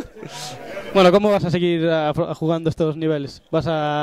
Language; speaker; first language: Spanish; native; Spanish